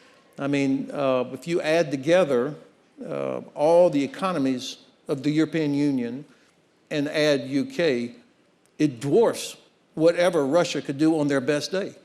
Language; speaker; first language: English; native; English